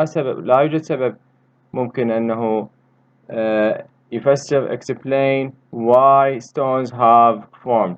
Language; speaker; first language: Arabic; native; Arabic